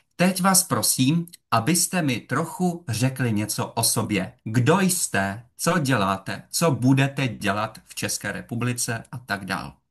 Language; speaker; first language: Czech; non-native, fluent; Russian